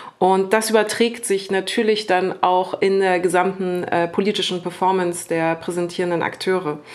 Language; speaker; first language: German; native; German